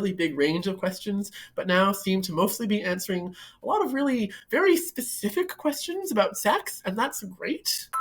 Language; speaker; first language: English; native; English